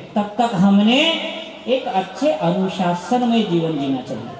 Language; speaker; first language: Hindi; non-native, local second language; Marathi